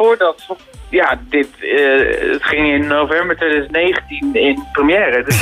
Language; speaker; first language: Dutch; native; Dutch